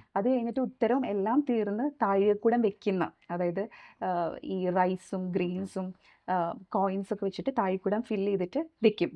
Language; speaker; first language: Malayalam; native; Malayalam